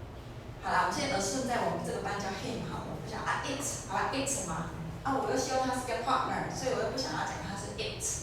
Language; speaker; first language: Chinese; native; Chinese